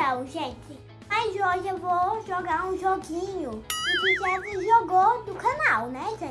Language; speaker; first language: Portuguese; native; Portuguese